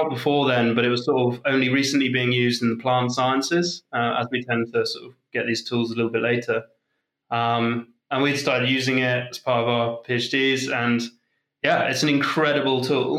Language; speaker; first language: English; native; English